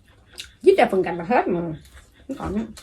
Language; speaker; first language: Vietnamese; native; Vietnamese